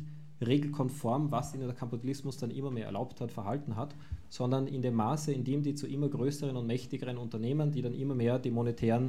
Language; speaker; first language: German; native; German